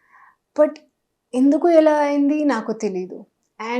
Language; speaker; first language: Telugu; non-native, local second language; Hindi